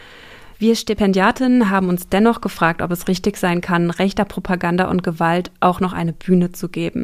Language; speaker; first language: German; native; German